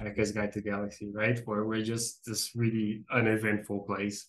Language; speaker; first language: English; non-native, fluent; Portuguese